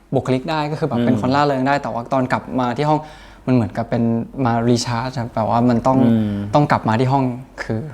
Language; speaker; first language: Thai; native; Thai